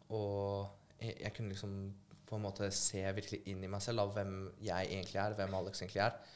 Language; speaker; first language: Norwegian; early bilingual, other home language; Polish